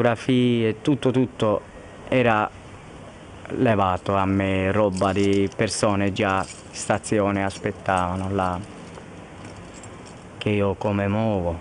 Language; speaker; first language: Italian; non-native, learner; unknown